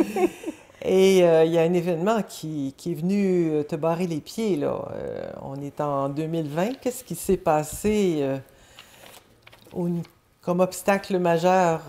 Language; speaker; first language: French; native; French